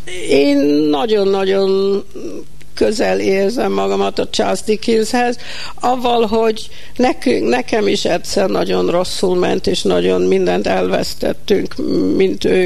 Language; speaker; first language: Hungarian; early bilingual, heritage; Hungarian